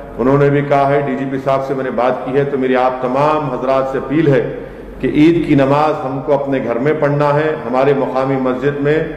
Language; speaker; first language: Urdu; native; Urdu